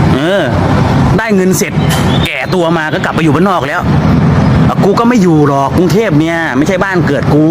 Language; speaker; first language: Thai; native; Thai